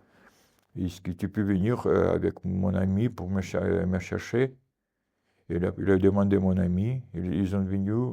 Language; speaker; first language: French; non-native, fluent; Russian